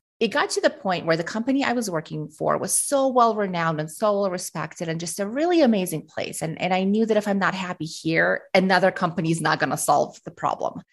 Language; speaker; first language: English; early bilingual, other home language; Russian